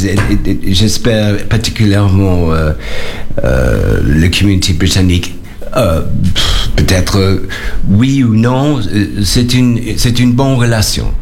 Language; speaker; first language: French; non-native, learner; English